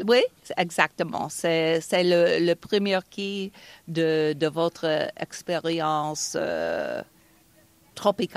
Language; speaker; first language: French; non-native, fluent; English